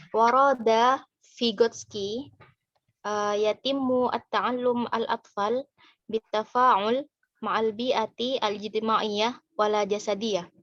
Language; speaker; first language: Arabic; non-native, learner; Indonesian